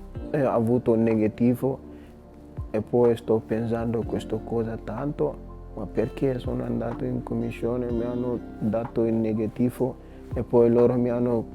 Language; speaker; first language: Italian; non-native, learner; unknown